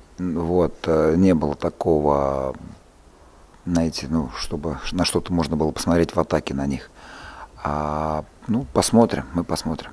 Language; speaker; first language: Russian; native; Russian